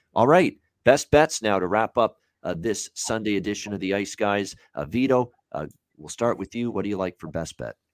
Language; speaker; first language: English; native; English